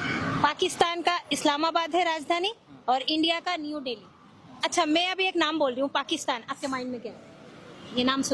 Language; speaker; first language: Hindi; non-native, fluent; Bangla